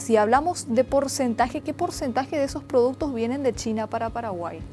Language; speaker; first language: Spanish; native; Spanish